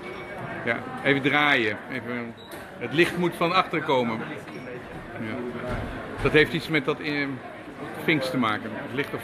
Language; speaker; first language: Dutch; native; Dutch